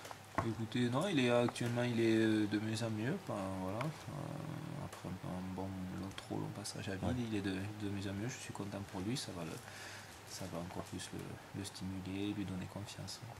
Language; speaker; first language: French; native; French